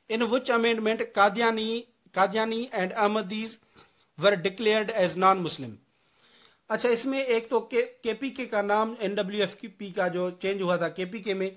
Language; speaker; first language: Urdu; non-native, local second language; Sindhi